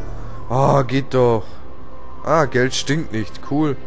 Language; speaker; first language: German; native; German